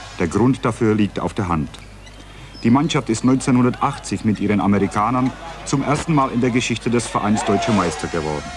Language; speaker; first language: German; non-native, fluent; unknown